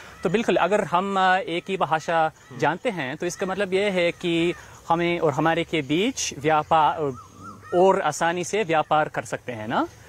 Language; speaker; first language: Hindi; non-native, fluent; English